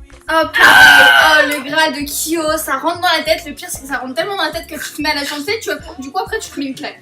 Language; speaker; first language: French; native; French